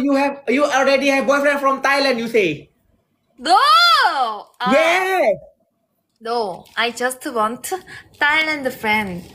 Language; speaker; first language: English; non-native, learner; Malay